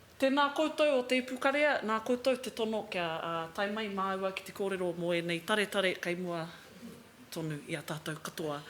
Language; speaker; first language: Māori; non-native, local second language; English